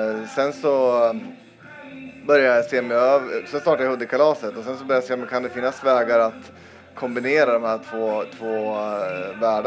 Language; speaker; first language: Swedish; native; Swedish